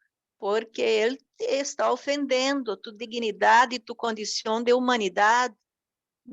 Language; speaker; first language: Spanish; non-native, fluent; Portuguese